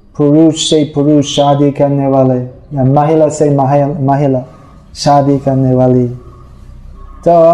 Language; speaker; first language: Hindi; non-native, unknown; English